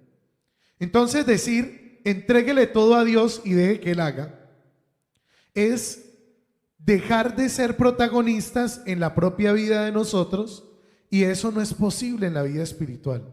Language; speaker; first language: Spanish; native; Spanish